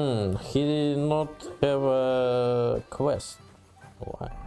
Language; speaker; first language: English; non-native, learner; Russian